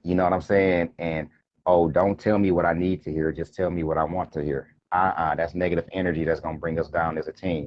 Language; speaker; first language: English; native; English